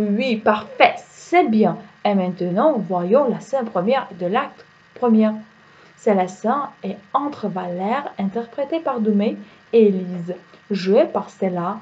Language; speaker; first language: French; non-native, fluent; Uzbek